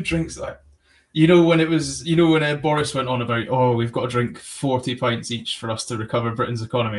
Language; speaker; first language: English; native; English